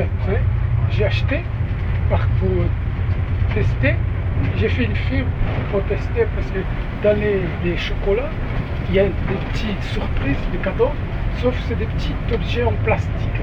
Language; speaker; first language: French; non-native, fluent; Portuguese